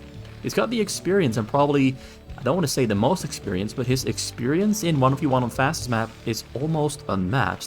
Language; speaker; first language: English; native; English